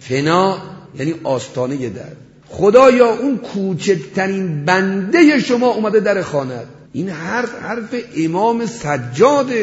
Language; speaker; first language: Persian; native; Persian